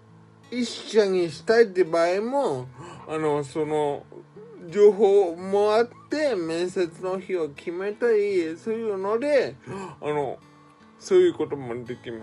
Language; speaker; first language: Japanese; native; Japanese